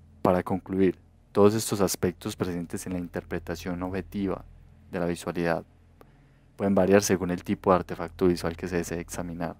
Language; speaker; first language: Spanish; native; Spanish